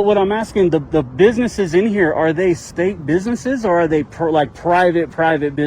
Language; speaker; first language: English; native; English